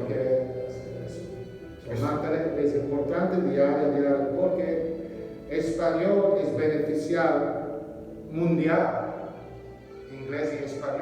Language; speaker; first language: Spanish; non-native, learner; English